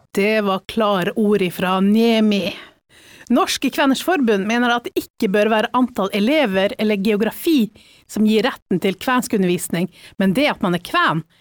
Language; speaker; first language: Norwegian; native; Norwegian